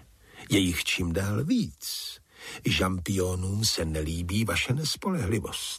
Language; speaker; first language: Czech; native; Czech